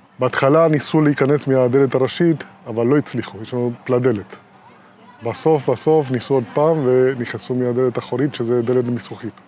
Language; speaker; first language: Hebrew; non-native, fluent; Spanish